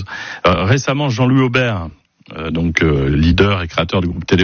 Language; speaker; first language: French; native; French